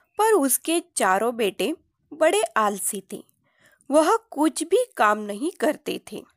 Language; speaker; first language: Hindi; non-native, local second language; Marathi